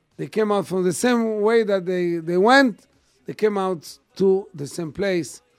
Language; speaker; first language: English; non-native, fluent; Hebrew